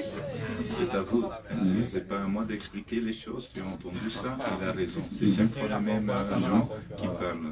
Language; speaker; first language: French; non-native, fluent; Dutch